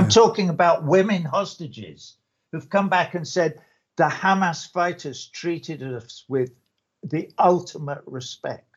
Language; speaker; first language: English; native; English